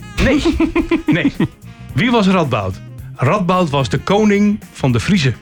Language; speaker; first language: Dutch; native; Dutch